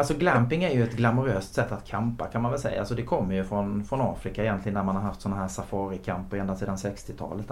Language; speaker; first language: Swedish; native; Swedish